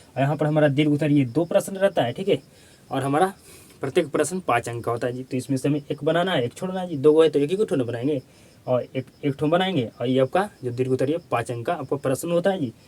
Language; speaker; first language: Hindi; native; Hindi